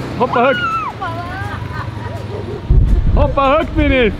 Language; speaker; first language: Swedish; native; Swedish